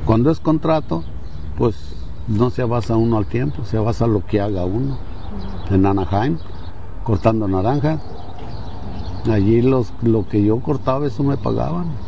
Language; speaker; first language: Spanish; native; Spanish